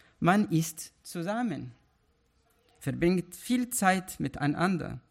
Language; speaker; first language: German; non-native, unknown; Arabic